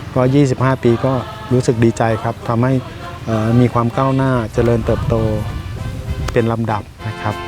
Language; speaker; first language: Thai; native; Thai